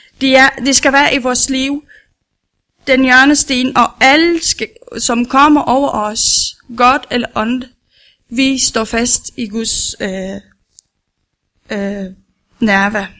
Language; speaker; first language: Danish; non-native, learner; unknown